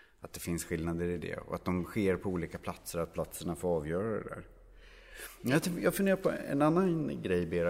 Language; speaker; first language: Swedish; native; Swedish